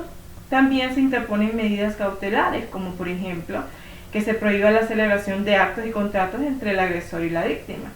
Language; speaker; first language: Spanish; native; Spanish